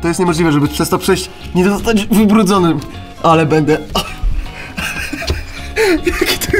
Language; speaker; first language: Polish; native; Polish